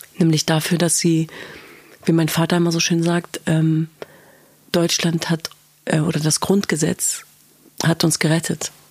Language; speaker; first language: German; early bilingual, other home language; Kurdish